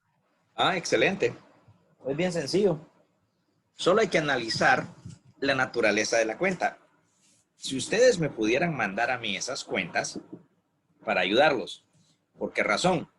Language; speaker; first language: Spanish; native; Spanish